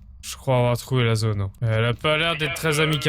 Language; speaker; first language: French; native; French